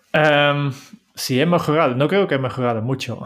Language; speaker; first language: Spanish; non-native, fluent; Dutch